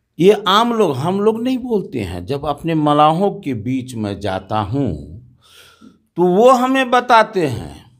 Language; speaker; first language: Hindi; native; Hindi